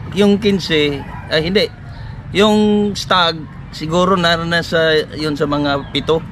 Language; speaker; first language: Filipino; non-native, local second language; Cebuano